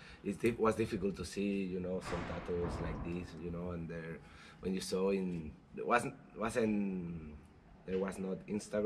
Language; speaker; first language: English; non-native, learner; Spanish